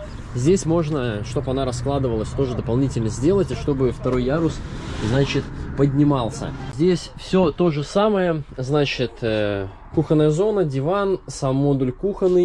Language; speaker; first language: Russian; native; Russian